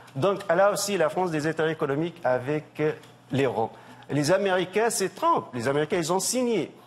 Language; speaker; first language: French; non-native, local second language; Arabic